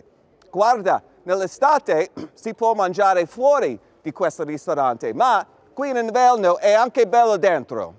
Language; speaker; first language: Italian; non-native, learner; English